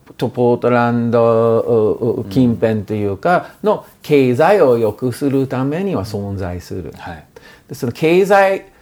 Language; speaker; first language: Japanese; non-native, fluent; English